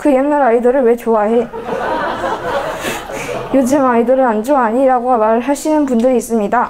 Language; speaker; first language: Korean; native; Korean